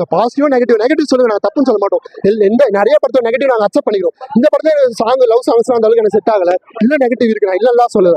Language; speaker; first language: Tamil; native; Tamil